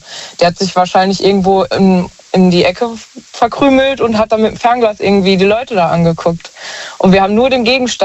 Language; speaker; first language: German; native; German